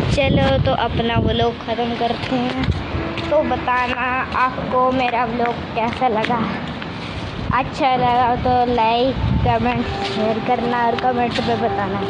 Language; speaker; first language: Hindi; native; Hindi